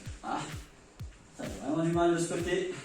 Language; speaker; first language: French; native; French